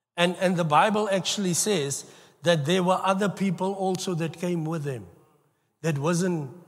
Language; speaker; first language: English; non-native, local second language; Afrikaans